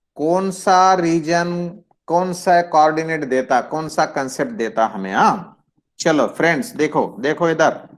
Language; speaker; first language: Hindi; non-native, local second language; Marathi